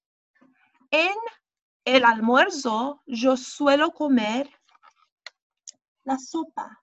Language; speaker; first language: Spanish; non-native, fluent; English